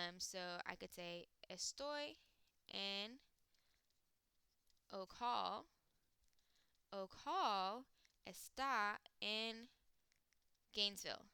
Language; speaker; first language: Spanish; non-native, fluent; English